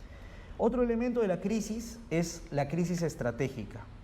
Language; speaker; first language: Spanish; native; Spanish